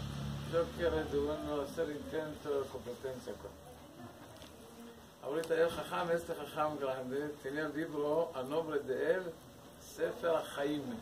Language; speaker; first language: Spanish; non-native, learner; Hebrew